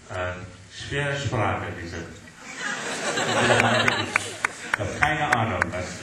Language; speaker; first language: German; non-native, learner; English